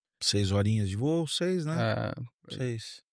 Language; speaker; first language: Portuguese; native; Portuguese